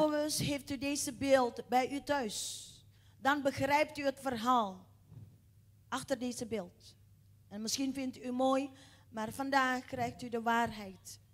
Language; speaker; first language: Dutch; non-native, fluent; Indonesian